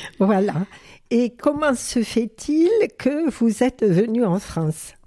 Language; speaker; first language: French; native; French